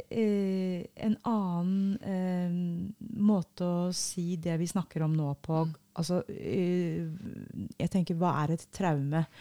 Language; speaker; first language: Norwegian; native; Norwegian